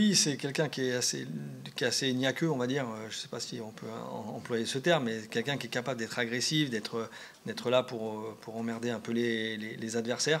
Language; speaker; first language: French; native; French